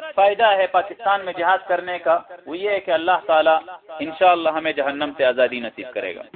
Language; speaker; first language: Urdu; non-native, local second language; Pashto